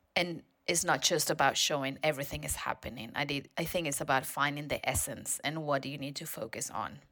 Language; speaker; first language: English; non-native, fluent; Spanish